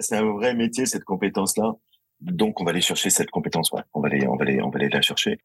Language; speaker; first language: French; native; French